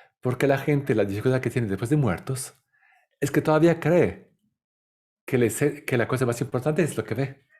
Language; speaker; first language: Spanish; non-native, fluent; Italian